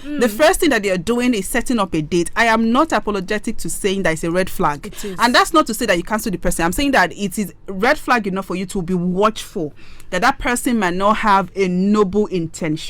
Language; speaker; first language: English; non-native, local second language; Yoruba